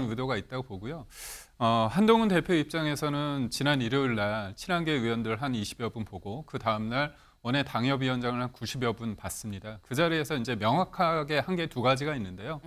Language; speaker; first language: Korean; native; Korean